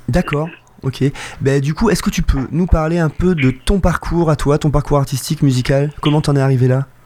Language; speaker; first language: French; native; French